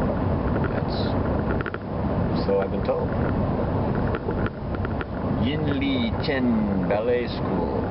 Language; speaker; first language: English; native; English